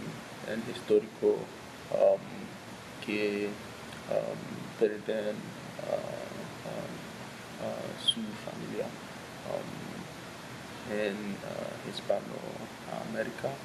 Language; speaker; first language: Spanish; non-native, learner; English